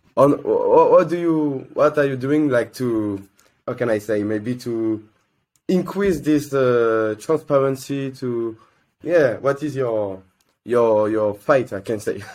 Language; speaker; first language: English; non-native, learner; French